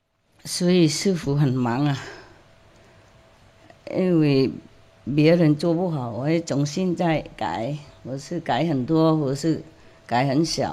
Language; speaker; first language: Chinese; non-native, fluent; Vietnamese